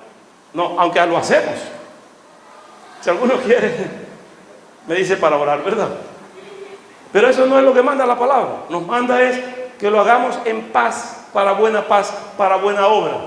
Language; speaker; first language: Spanish; native; Spanish